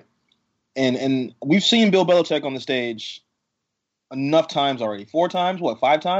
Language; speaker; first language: English; native; English